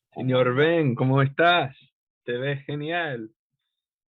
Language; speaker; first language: Spanish; non-native, fluent; English